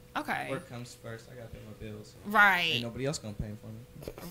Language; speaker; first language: English; native; English